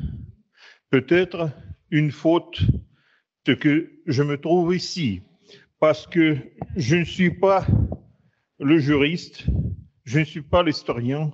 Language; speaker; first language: French; non-native, fluent; Russian